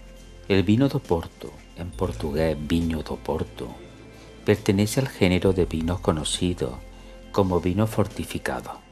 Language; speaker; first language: Spanish; native; Spanish